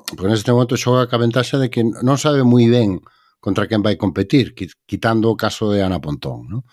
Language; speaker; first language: Galician; native; Galician